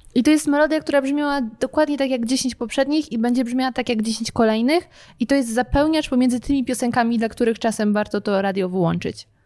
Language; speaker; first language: Polish; native; Polish